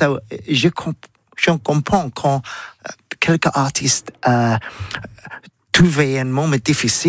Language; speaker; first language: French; non-native, learner; English